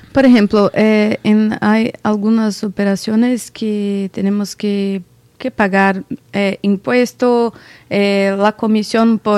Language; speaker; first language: Spanish; non-native, learner; Portuguese